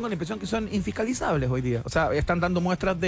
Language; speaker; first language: Spanish; native; Spanish